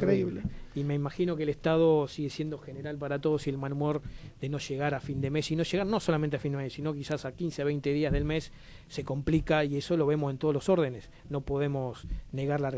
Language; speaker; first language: Spanish; native; Spanish